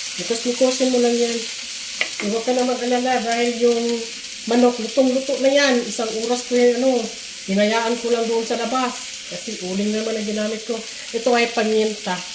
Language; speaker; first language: Filipino; non-native, local second language; Cebuano